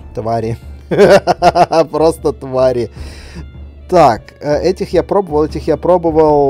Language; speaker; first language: Russian; native; Russian